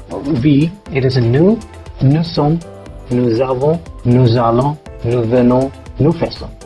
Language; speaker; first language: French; non-native, fluent; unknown